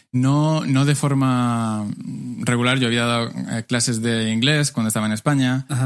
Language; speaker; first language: Spanish; native; Spanish